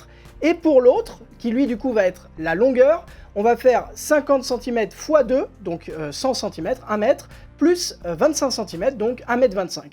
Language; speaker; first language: French; native; French